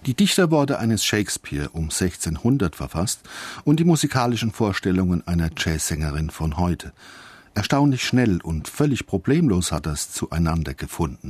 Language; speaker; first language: German; native; German